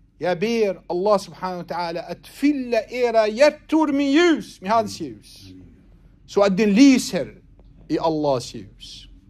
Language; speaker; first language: Swedish; non-native, fluent; Arabic